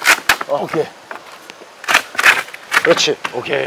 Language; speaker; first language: Korean; native; Korean